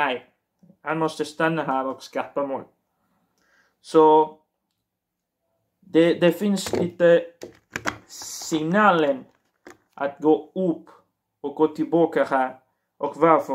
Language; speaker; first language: Swedish; non-native, learner; Portuguese